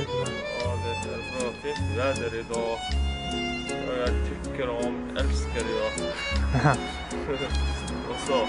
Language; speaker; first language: Swedish; non-native, learner; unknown